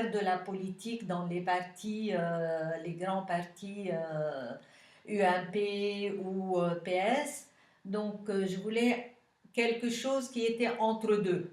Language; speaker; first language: French; non-native, local second language; Arabic